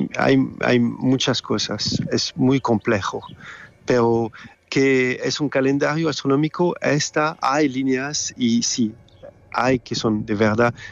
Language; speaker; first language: Spanish; non-native, learner; French